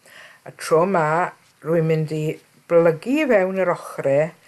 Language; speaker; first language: Welsh; native; Welsh